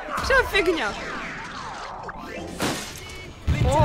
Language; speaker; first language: Russian; native; Russian